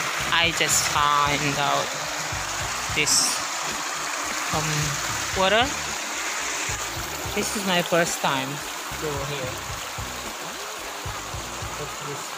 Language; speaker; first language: English; non-native, learner; Indonesian